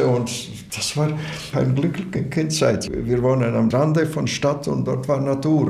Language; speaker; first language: German; non-native, learner; Latvian